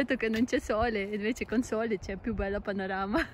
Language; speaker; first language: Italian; non-native, learner; Russian